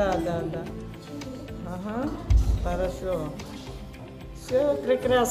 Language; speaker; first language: Russian; non-native, learner; Georgian